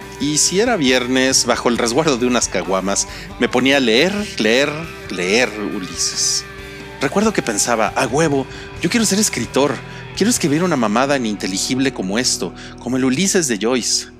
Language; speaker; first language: Spanish; native; Spanish